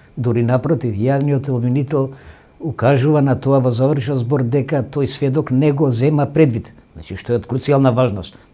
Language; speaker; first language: Macedonian; non-native, local second language; Albanian